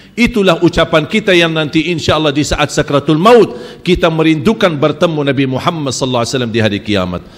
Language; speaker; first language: Malay; non-native, fluent; Arabic